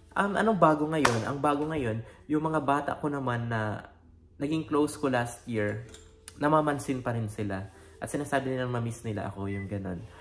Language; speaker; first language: Filipino; native; Filipino